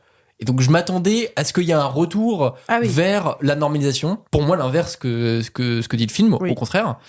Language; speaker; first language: French; native; French